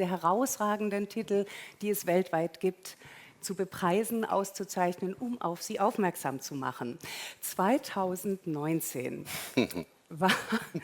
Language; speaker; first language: German; native; German